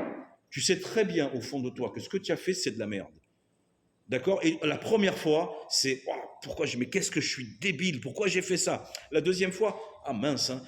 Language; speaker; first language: French; native; French